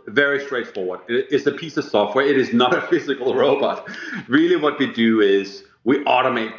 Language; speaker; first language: English; non-native, fluent; Danish